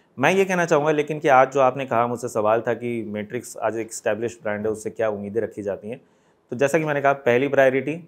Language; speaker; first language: Hindi; native; Hindi